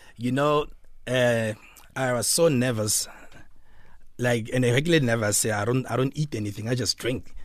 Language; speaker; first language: English; non-native, local second language; Tswana